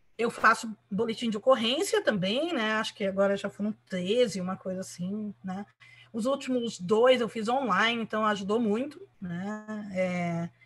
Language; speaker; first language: Portuguese; early bilingual, other home language; Spanish